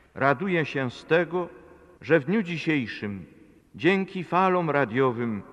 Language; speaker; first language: Polish; native; Polish